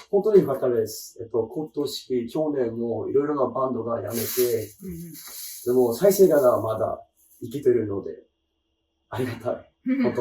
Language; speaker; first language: Japanese; non-native, learner; English